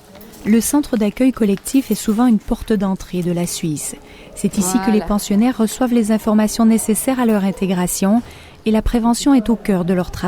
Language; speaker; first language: French; native; French